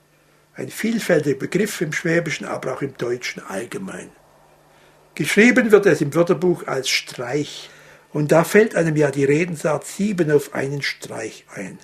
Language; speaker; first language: German; native; German